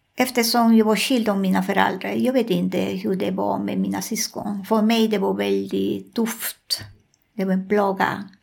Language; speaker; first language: Swedish; non-native, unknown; Spanish